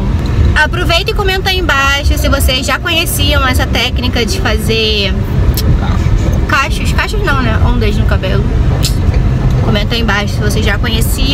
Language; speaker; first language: Portuguese; native; Portuguese